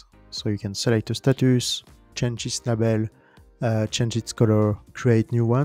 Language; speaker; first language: English; non-native, fluent; French